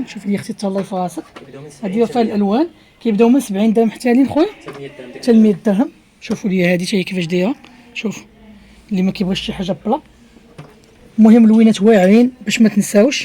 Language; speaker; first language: Arabic; native; Arabic